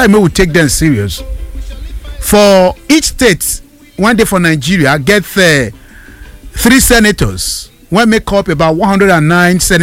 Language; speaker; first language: Nigerian Pidgin; non-native, local second language; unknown